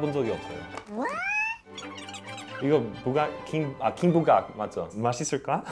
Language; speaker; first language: Korean; non-native, fluent; English